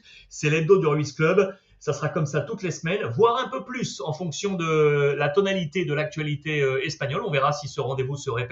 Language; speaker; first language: French; native; French